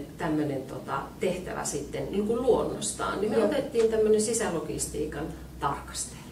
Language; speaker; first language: Finnish; native; Finnish